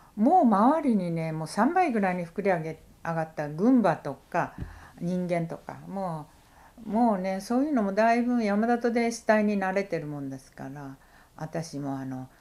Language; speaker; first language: Japanese; native; Japanese